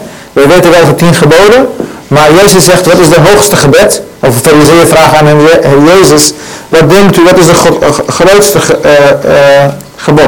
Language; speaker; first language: Dutch; non-native, learner; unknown